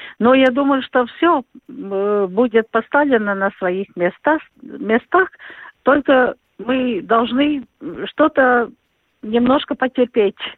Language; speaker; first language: Russian; non-native, local second language; Latvian